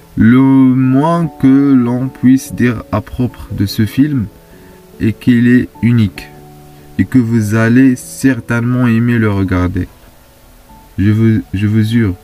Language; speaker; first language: French; non-native, fluent; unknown